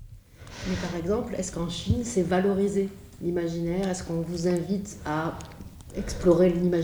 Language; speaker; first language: French; native; French